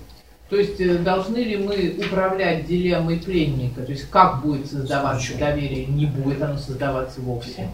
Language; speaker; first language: Russian; native; Russian